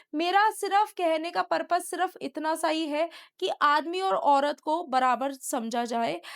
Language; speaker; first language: Hindi; native; Hindi